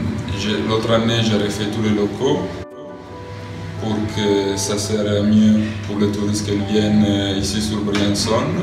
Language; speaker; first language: French; non-native, fluent; Italian